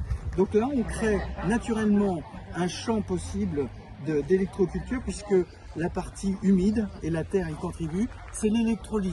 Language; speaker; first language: French; native; French